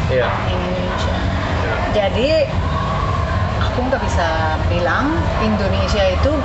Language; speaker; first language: Indonesian; non-native, fluent; Spanish